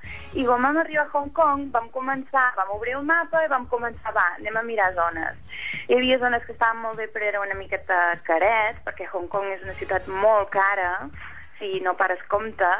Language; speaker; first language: Catalan; native; Catalan